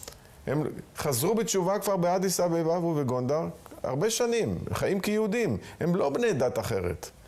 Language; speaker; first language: Hebrew; non-native, local second language; Amharic